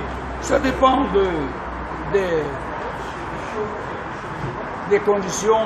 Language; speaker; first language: French; non-native, learner; Russian